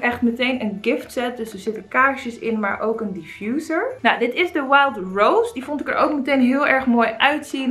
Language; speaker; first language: Dutch; native; Dutch